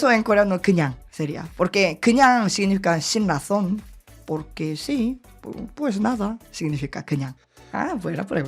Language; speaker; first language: Spanish; non-native, learner; Korean